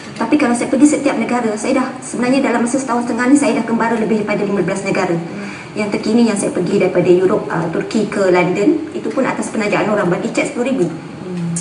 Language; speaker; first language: Malay; native; Malay